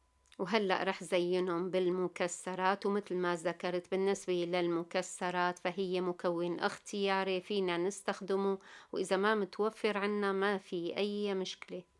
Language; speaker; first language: Arabic; native; Arabic